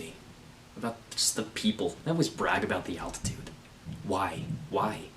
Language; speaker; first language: English; native; English